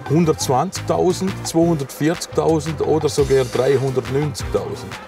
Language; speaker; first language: German; native; German